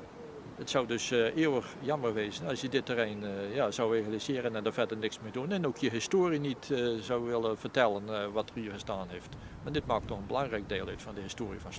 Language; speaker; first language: Dutch; native; Dutch